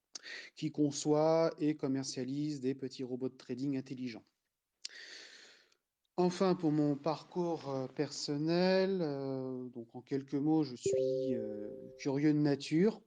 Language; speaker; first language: French; native; French